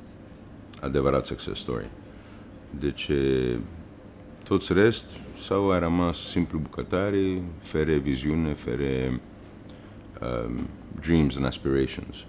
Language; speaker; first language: Romanian; non-native, learner; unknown